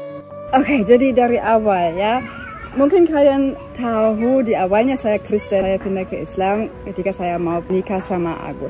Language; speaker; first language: Indonesian; non-native, fluent; German